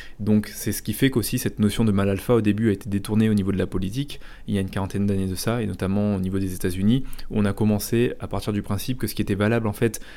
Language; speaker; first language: French; native; French